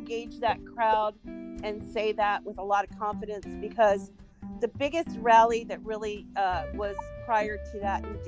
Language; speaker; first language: English; native; English